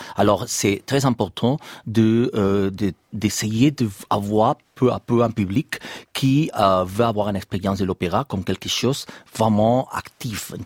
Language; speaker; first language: French; non-native, fluent; Spanish